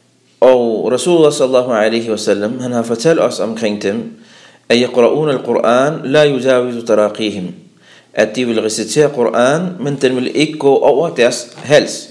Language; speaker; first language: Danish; early bilingual, other home language; Arabic